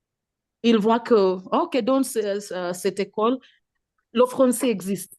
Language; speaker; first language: French; non-native, fluent; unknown